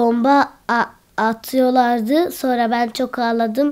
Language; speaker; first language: Turkish; early bilingual, other home language; Arabic